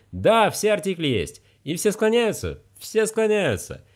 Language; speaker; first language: Russian; native; Russian